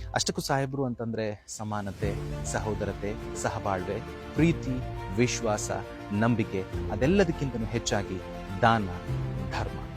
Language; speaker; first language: Kannada; native; Kannada